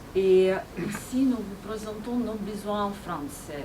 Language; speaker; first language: French; non-native, fluent; Ukrainian